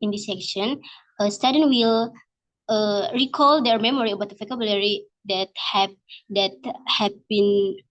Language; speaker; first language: English; non-native, learner; Indonesian